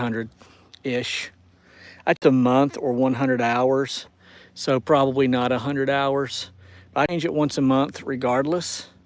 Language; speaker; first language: English; native; English